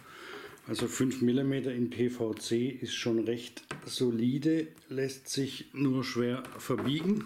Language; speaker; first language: German; native; German